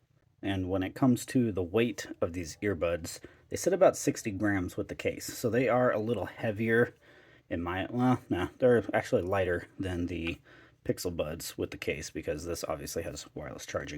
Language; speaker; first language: English; native; English